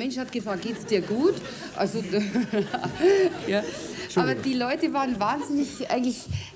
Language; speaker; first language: German; native; German